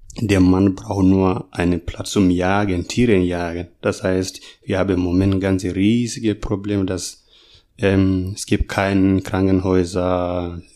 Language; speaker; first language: German; non-native, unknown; Swahili